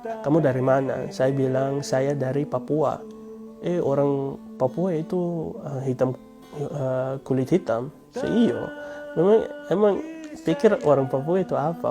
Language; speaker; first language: Indonesian; early bilingual, heritage; Indonesian